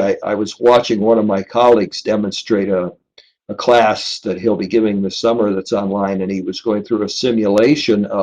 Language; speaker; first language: English; native; English